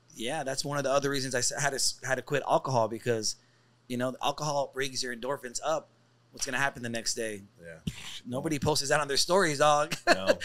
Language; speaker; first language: English; native; English